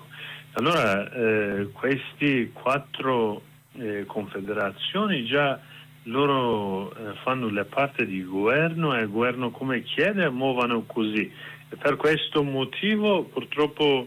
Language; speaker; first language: Italian; non-native, learner; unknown